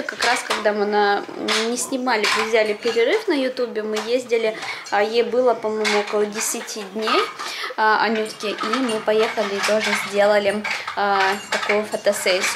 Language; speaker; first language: Russian; native; Russian